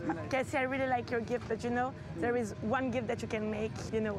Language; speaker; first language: English; non-native, fluent; French